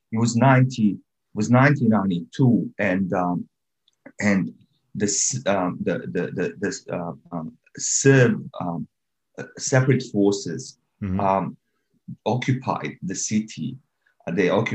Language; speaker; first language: English; non-native, fluent; Bosnian